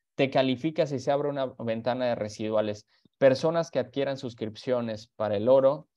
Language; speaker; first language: Spanish; native; Spanish